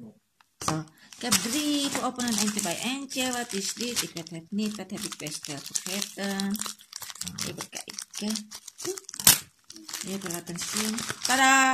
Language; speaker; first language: Dutch; non-native, learner; Indonesian